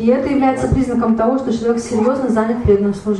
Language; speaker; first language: Russian; native; Russian